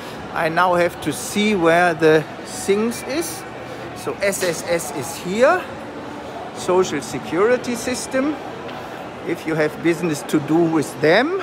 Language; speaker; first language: English; non-native, fluent; German